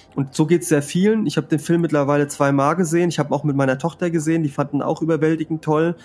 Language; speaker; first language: German; early bilingual, other home language; Spanish